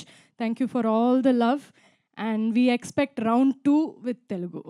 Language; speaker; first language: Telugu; non-native, fluent; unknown